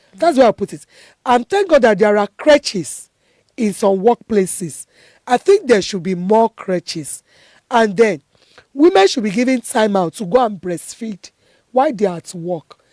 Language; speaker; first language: English; non-native, local second language; Yoruba